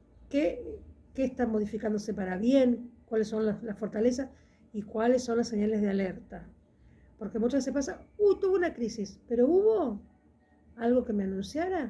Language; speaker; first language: Spanish; native; Spanish